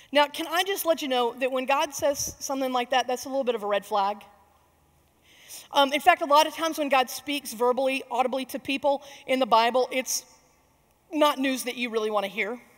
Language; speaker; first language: English; native; English